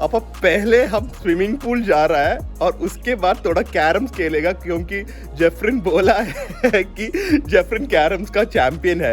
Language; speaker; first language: Hindi; non-native, local second language; Malayalam